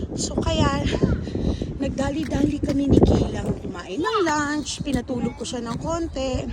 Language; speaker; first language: Filipino; native; Filipino